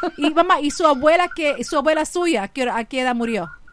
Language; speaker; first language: Spanish; early bilingual, other home language; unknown